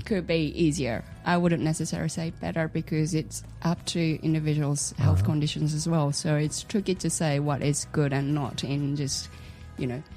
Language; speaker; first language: English; non-native, fluent; Japanese